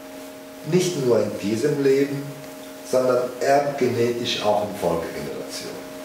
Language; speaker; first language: German; non-native, fluent; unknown